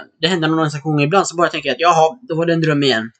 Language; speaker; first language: Swedish; native; Swedish